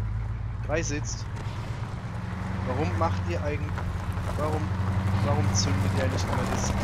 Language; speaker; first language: German; native; German